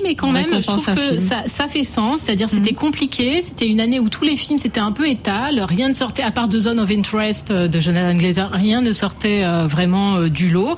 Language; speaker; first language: French; native; French